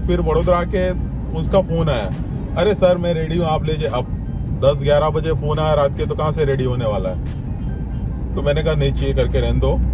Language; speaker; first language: Hindi; non-native, local second language; Rajasthani